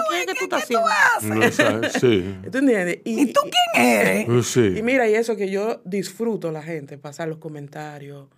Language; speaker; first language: Spanish; native; Spanish